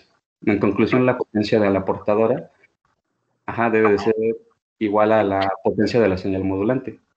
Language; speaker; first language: Spanish; native; Spanish